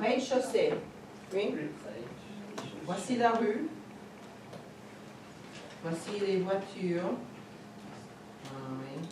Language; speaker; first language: French; non-native, fluent; English